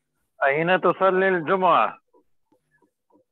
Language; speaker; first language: Arabic; non-native, learner; Urdu